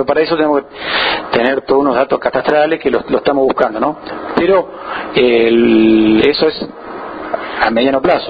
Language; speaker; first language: Spanish; native; Spanish